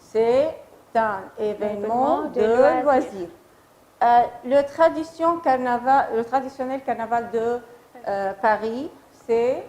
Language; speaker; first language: French; non-native, fluent; Arabic